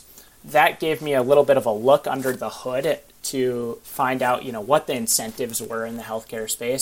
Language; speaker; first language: English; native; English